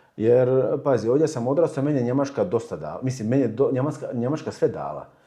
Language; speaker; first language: Croatian; early bilingual, heritage; Croatian